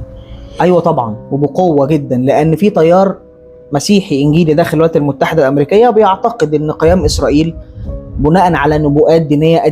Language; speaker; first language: Arabic; native; Arabic